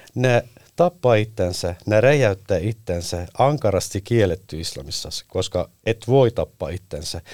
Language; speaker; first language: Finnish; non-native, fluent; Turkish